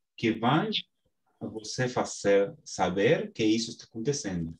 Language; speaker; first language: Portuguese; non-native, fluent; Spanish